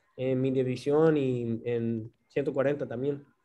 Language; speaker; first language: Spanish; early bilingual, heritage; Spanish